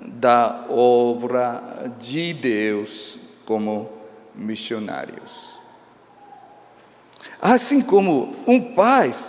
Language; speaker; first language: Portuguese; non-native, fluent; Korean